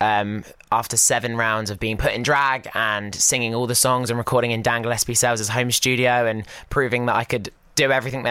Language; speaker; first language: English; native; English